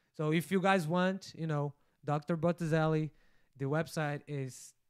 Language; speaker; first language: English; non-native, fluent; Portuguese